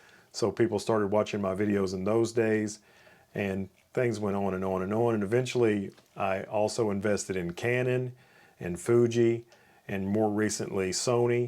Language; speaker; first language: English; native; English